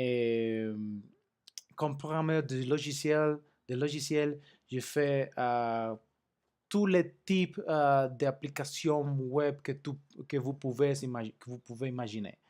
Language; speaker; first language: French; non-native, learner; Spanish